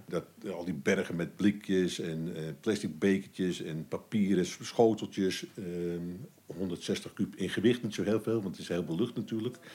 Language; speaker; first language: Dutch; native; Dutch